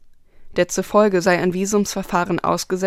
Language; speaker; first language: German; native; German